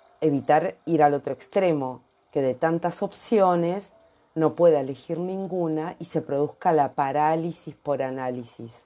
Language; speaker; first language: Spanish; native; Spanish